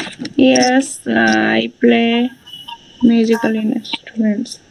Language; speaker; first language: English; non-native, learner; Bangla